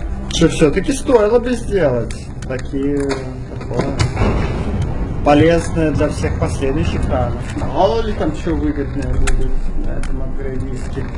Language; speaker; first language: Russian; native; Russian